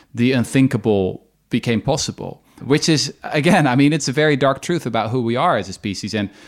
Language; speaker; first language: English; non-native, fluent; Dutch